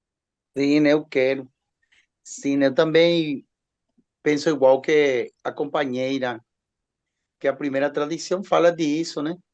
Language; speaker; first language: Portuguese; non-native, learner; Spanish